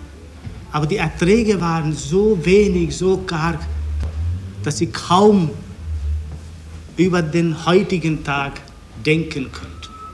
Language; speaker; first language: German; non-native, fluent; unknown